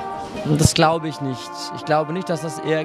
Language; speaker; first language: German; native; German